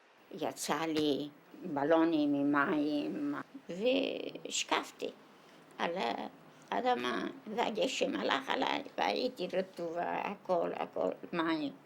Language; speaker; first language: Hebrew; non-native, fluent; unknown